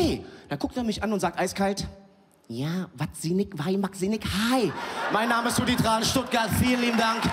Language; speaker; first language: German; early bilingual, other home language; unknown